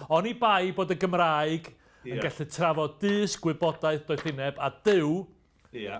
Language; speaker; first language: Welsh; native; Welsh